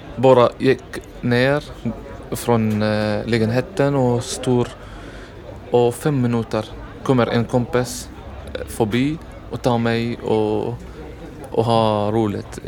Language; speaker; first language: Swedish; non-native, learner; Arabic